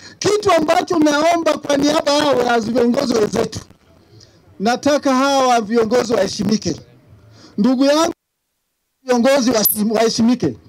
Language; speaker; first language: Swahili; non-native, local second language; Luo (Kenya and Tanzania)